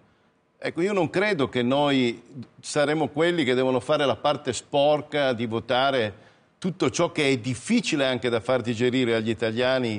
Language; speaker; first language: Italian; native; Italian